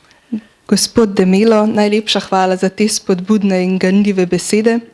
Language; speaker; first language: Slovenian; native; Slovenian